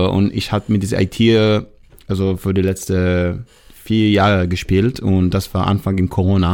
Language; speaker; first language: German; non-native, learner; Hebrew